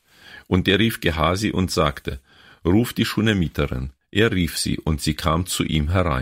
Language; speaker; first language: German; native; German